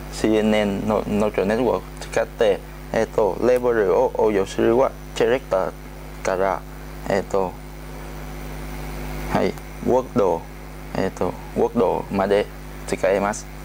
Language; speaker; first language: Japanese; non-native, learner; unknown